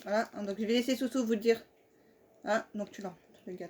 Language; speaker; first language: French; native; French